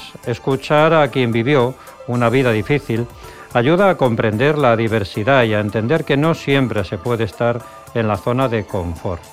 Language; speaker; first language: Spanish; native; Spanish